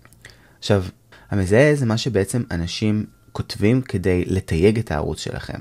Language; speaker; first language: Hebrew; native; Hebrew